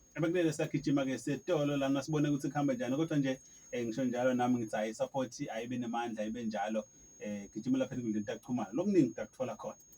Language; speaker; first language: Zulu; non-native, local second language; Swati